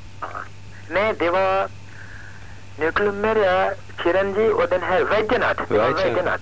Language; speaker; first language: Swedish; non-native, fluent; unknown